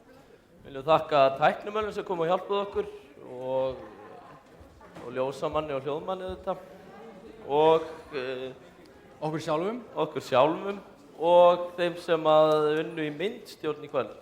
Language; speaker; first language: Icelandic; native; Icelandic